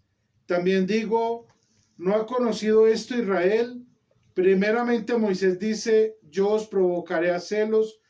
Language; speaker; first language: Spanish; native; Spanish